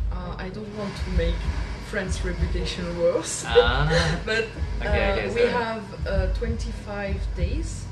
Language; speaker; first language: English; non-native, fluent; French